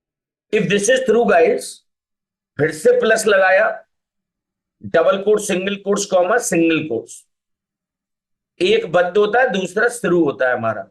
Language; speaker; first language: Hindi; native; Hindi